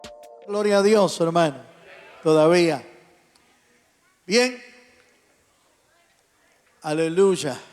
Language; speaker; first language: Spanish; native; Spanish